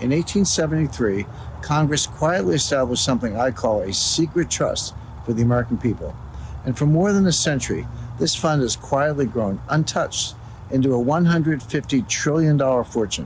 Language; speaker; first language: English; native; English